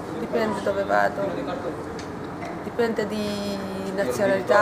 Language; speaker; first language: Italian; non-native, learner; Hungarian